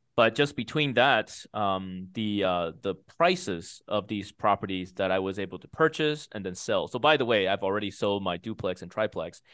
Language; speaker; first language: English; early bilingual, other home language; Chinese